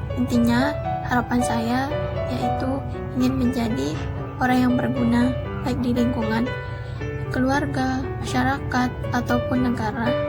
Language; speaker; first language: Indonesian; non-native, local second language; Sasak